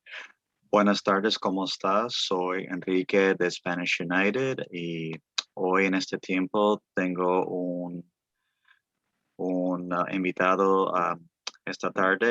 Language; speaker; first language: Spanish; early bilingual, other home language; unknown